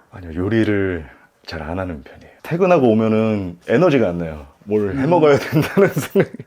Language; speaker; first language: Korean; native; Korean